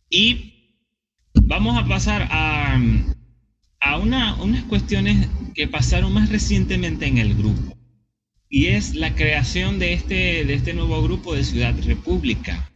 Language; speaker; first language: Spanish; native; Spanish